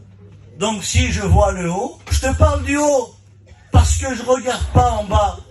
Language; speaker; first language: French; native; French